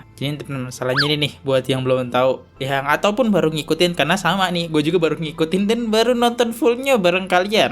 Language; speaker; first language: Indonesian; native; Indonesian